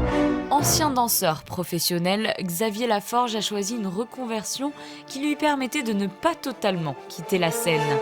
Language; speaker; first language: French; native; French